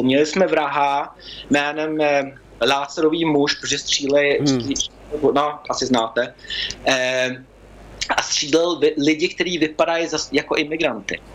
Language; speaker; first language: Czech; early bilingual, heritage; Czech